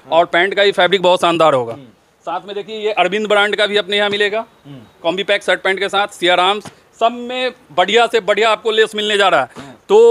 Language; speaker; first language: Hindi; native; Hindi